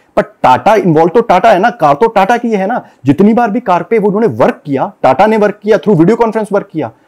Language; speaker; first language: Hindi; non-native, local second language; Punjabi